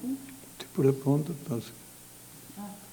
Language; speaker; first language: French; non-native, fluent; Albanian